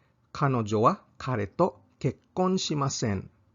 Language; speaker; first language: Japanese; non-native, fluent; English